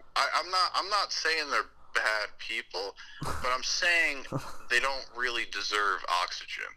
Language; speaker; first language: English; native; English